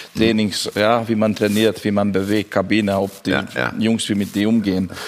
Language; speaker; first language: German; non-native, fluent; Hungarian